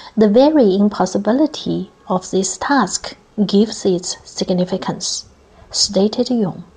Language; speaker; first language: English; non-native, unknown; Chinese